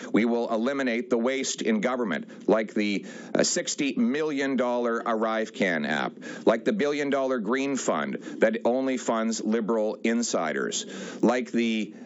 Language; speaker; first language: English; native; English